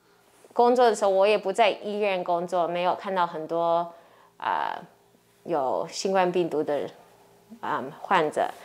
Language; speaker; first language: Chinese; early bilingual, heritage; English